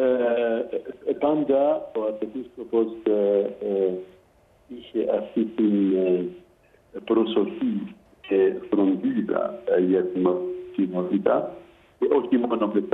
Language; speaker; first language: Greek; non-native, fluent; Arabic